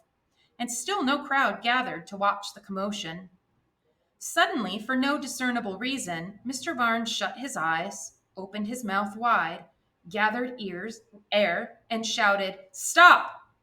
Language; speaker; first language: English; native; English